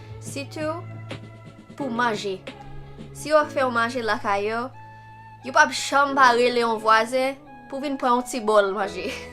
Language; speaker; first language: Haitian Creole; non-native, fluent; English